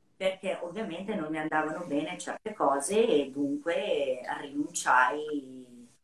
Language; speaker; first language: Italian; native; Italian